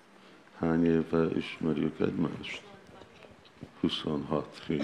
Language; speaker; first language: Hungarian; non-native, learner; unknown